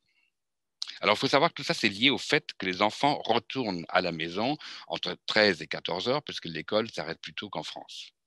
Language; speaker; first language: French; non-native, fluent; German